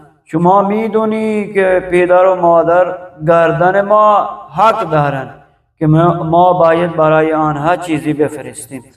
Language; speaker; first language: Persian; non-native, fluent; Urdu